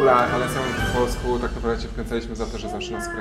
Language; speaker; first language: Polish; native; Polish